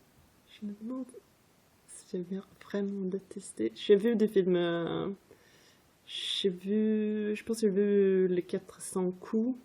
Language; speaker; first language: French; non-native, fluent; Swedish